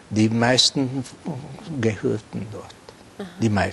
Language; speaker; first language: German; non-native, fluent; Hungarian